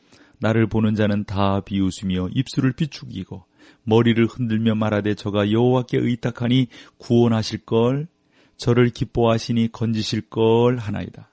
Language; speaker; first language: Korean; native; Korean